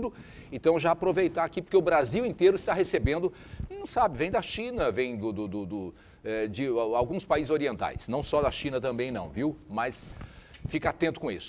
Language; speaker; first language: Portuguese; native; Portuguese